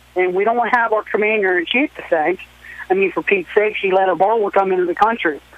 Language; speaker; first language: English; native; English